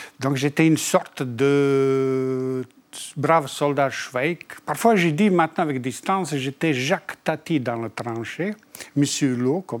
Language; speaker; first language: French; non-native, fluent; Bosnian